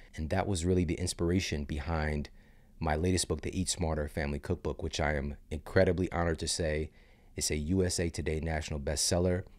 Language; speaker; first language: English; native; English